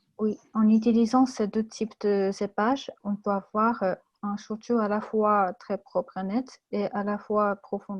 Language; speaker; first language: French; non-native, fluent; Japanese